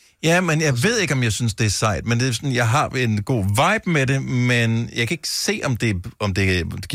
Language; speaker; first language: Danish; native; Danish